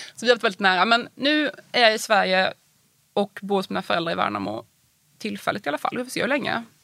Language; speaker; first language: Swedish; native; Swedish